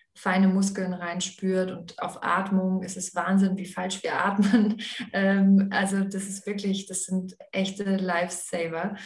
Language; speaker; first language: German; native; German